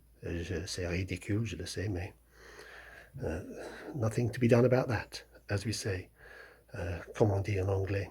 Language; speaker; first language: French; non-native, fluent; English